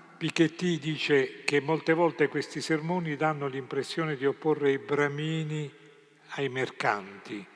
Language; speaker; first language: Italian; native; Italian